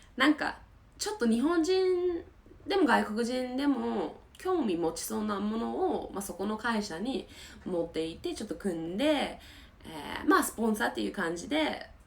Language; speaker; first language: Japanese; non-native, fluent; English